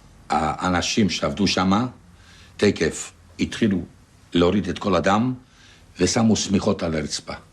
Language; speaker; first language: Hebrew; non-native, fluent; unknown